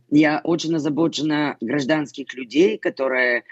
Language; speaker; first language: Russian; non-native, fluent; Bulgarian